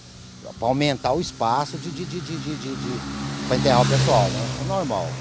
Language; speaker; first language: Portuguese; native; Portuguese